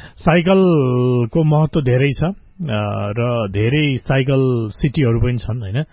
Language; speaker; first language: Nepali; native; Nepali